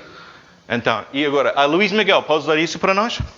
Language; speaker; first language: Portuguese; non-native, fluent; English